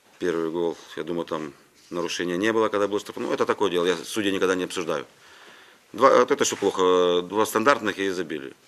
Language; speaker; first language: Russian; non-native, local second language; Ukrainian